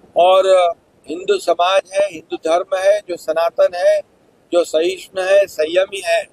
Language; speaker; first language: Hindi; non-native, local second language; Marathi